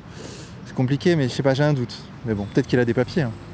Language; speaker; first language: French; native; French